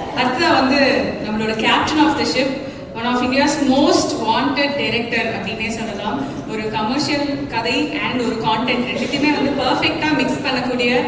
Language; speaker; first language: Tamil; native; Tamil